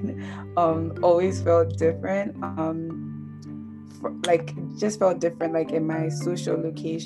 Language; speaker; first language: English; non-native, local second language; Akan